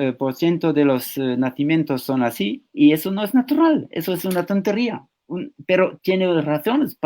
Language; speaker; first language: Spanish; non-native, fluent; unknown